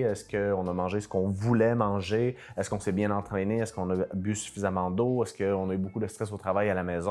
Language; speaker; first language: French; native; French